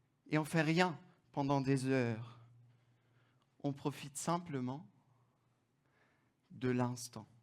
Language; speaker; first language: French; non-native, fluent; German